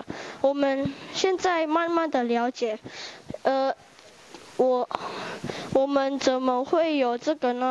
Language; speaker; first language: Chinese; non-native, learner; Indonesian